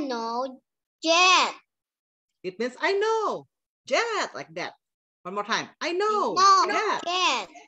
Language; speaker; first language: English; non-native, fluent; Indonesian